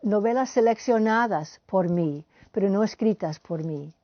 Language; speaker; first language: Spanish; non-native, fluent; English